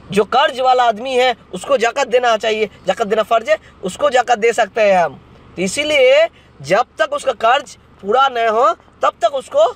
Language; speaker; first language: Hindi; non-native, local second language; Bangla